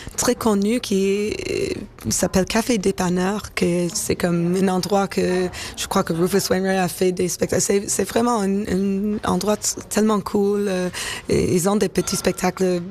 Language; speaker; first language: French; non-native, local second language; English